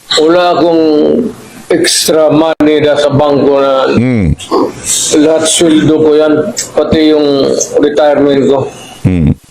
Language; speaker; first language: Filipino; non-native, local second language; Cebuano